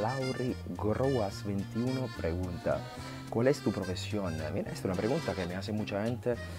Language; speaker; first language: Spanish; non-native, fluent; Italian